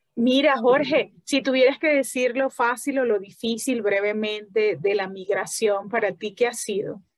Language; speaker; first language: Spanish; native; Spanish